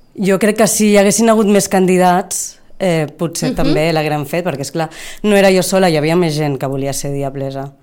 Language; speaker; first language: Catalan; native; Catalan